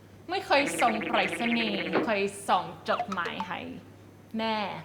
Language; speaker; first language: Thai; native; Thai